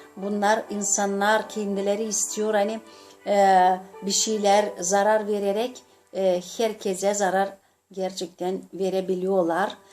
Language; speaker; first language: Turkish; non-native, fluent; Gagauz